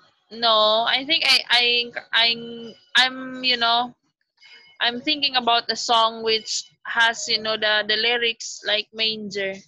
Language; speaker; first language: English; non-native, local second language; Filipino